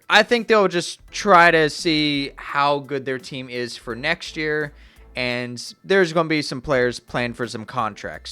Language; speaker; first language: English; native; English